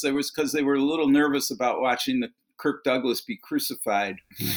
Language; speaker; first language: English; native; English